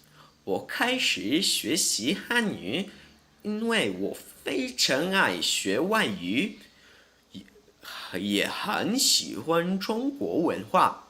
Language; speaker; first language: Chinese; non-native, learner; Portuguese